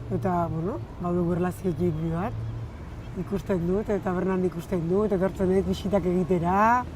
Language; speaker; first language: Basque; early bilingual, other home language; Spanish